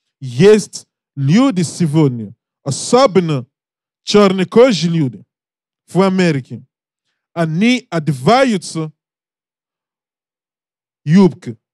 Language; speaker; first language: Russian; non-native, learner; English